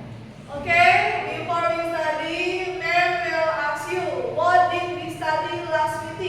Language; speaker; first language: English; non-native, fluent; Indonesian